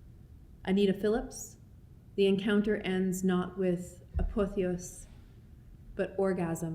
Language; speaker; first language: English; native; English